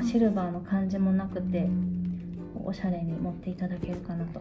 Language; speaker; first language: Japanese; native; Japanese